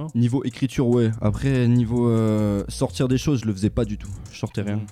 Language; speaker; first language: French; native; French